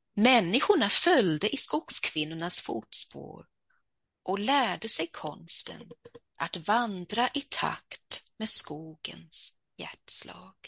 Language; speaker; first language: Swedish; early bilingual, other home language; English